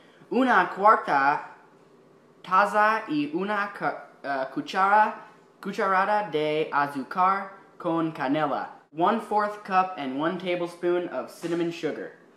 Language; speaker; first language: Spanish; non-native, learner; English